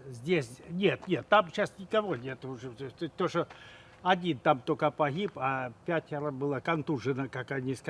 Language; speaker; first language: Russian; native; Russian